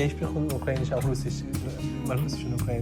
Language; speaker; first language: German; non-native, learner; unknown